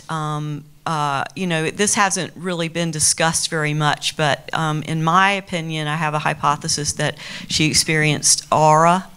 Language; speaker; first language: English; native; English